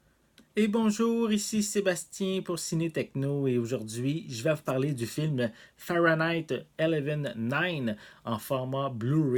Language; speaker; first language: French; native; French